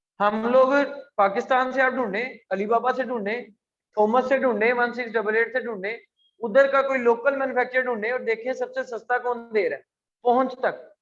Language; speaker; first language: Urdu; non-native, local second language; Punjabi